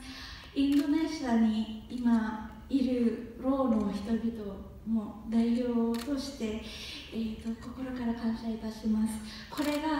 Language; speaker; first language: Japanese; non-native, fluent; Indonesian